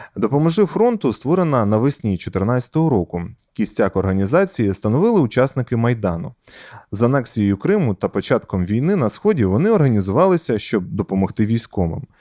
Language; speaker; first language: Ukrainian; native; Ukrainian